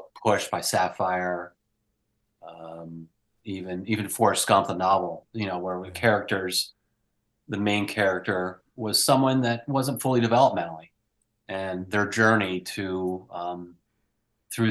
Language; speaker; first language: English; native; English